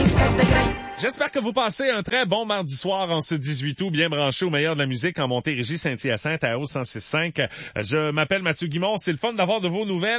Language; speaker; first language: French; native; French